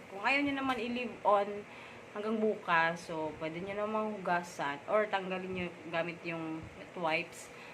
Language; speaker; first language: Filipino; non-native, local second language; Cebuano